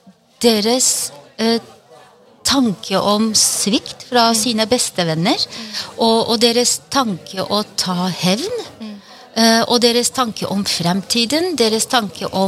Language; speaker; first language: Norwegian; non-native, fluent; Turkish